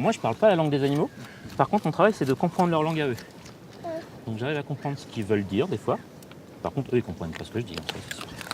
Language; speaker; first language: French; native; French